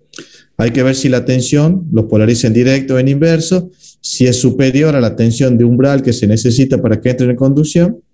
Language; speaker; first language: Spanish; native; Spanish